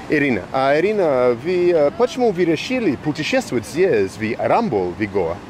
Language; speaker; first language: Russian; non-native, learner; English